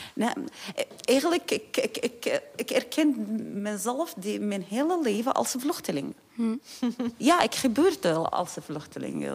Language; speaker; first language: Dutch; non-native, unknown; Arabic